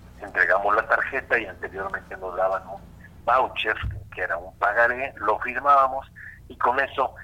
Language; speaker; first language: Spanish; native; Spanish